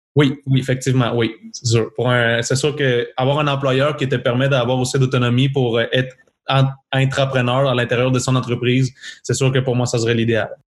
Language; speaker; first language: French; non-native, fluent; Spanish